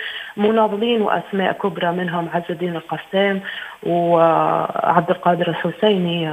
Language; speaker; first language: Arabic; native; Arabic